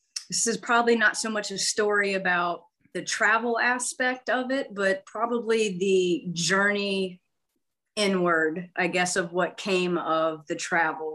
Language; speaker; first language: English; native; English